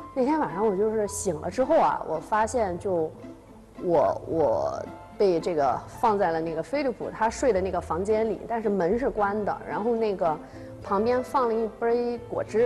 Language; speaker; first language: Chinese; native; Chinese